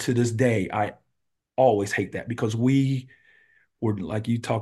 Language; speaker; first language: English; native; English